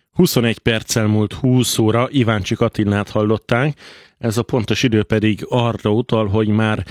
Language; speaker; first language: Hungarian; native; Hungarian